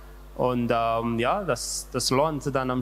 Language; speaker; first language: German; non-native, learner; Tigrinya